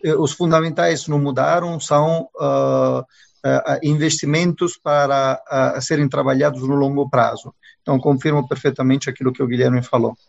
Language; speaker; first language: Portuguese; non-native, fluent; Italian